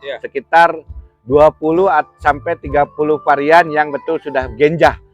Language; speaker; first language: Indonesian; native; Indonesian